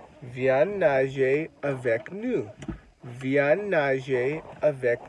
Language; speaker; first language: French; non-native, learner; English